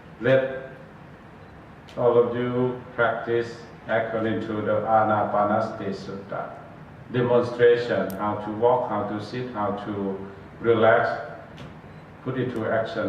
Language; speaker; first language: English; non-native, learner; Thai